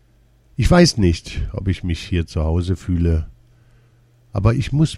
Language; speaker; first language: German; early bilingual, other home language; Turkish